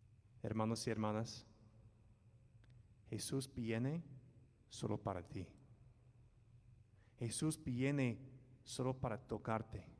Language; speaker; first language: Spanish; non-native, fluent; English